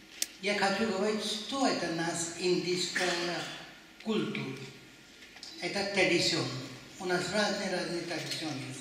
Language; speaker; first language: Russian; non-native, learner; Hindi